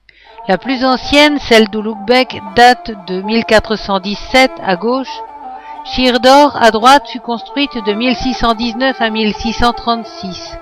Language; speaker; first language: French; native; French